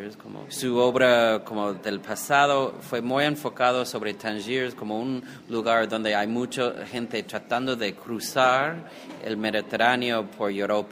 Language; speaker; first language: Spanish; non-native, fluent; English